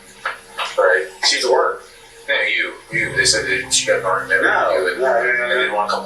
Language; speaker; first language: English; native; English